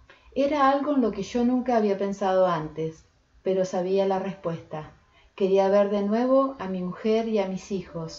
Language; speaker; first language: Spanish; native; Spanish